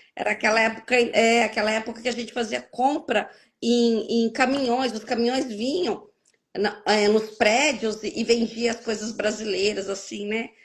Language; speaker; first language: Portuguese; native; Portuguese